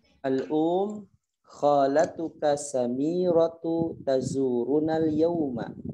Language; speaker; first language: Arabic; non-native, fluent; Indonesian